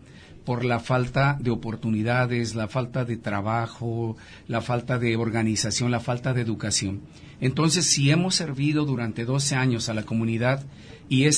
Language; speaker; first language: Spanish; native; Spanish